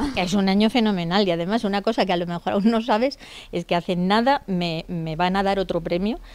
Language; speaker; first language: Spanish; native; Spanish